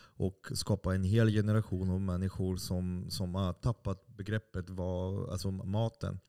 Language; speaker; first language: Swedish; non-native, fluent; French